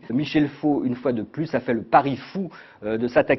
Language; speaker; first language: French; native; French